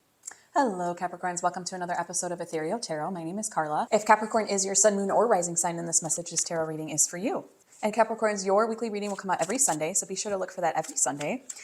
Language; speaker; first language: English; native; English